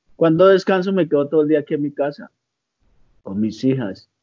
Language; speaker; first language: Spanish; native; Spanish